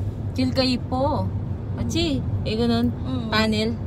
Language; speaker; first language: Korean; non-native, learner; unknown